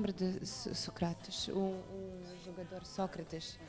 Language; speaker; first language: Portuguese; non-native, fluent; Serbian